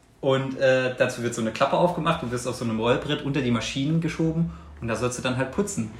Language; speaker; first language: German; native; German